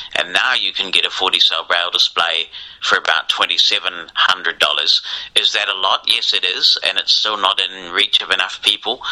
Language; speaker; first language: English; native; English